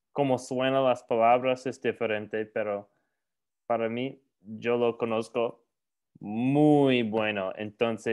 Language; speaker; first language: Spanish; non-native, learner; English